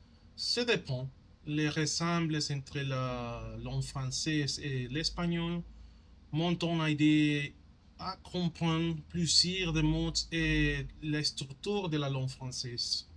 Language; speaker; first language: French; non-native, learner; Spanish